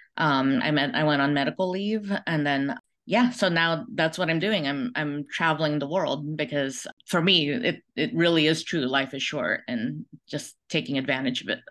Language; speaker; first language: English; early bilingual, other home language; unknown